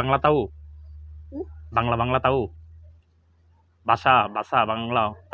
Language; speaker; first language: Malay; non-native, learner; Bangla